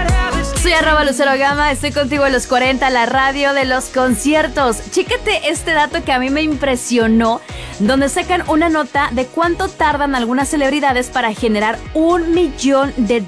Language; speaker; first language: Spanish; native; Spanish